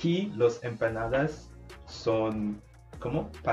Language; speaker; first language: Spanish; non-native, learner; English